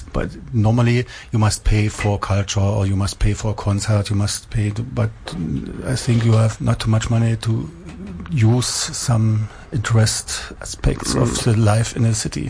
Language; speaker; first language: English; non-native, learner; German